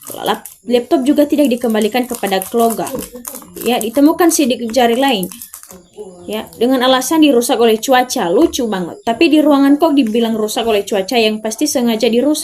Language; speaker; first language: Indonesian; native; Indonesian